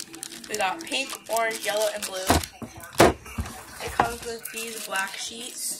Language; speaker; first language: English; native; English